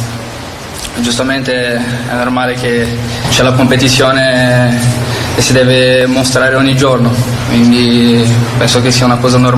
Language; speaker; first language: Italian; non-native, fluent; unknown